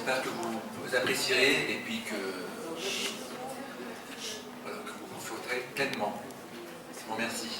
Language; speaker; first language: French; native; French